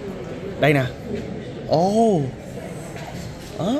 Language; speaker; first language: Vietnamese; native; Vietnamese